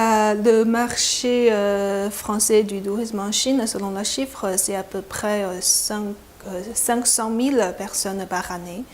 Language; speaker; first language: French; non-native, fluent; Chinese